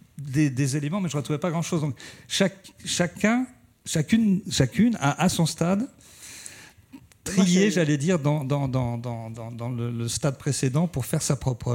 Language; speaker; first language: French; native; French